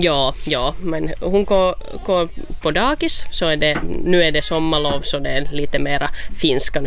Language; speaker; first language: Swedish; non-native, local second language; Finnish